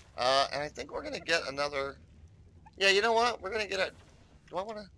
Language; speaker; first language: English; native; English